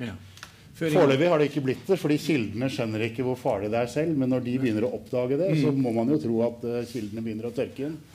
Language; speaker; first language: Norwegian; native; Norwegian